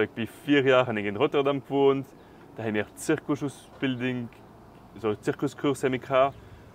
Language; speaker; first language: German; non-native, local second language; French